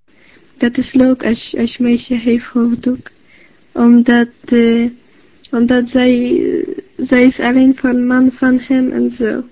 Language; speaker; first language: Dutch; non-native, learner; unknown